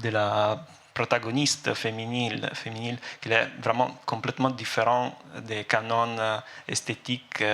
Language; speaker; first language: French; non-native, fluent; Italian